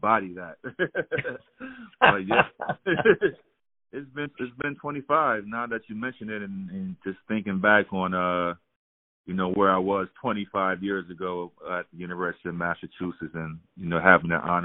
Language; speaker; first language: English; native; English